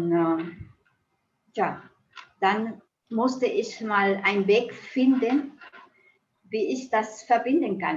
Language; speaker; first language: German; non-native, fluent; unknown